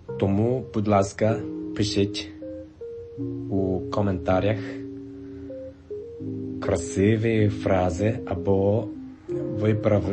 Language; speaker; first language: Ukrainian; non-native, learner; Japanese